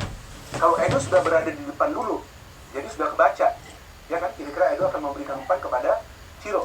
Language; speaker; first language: Indonesian; native; Indonesian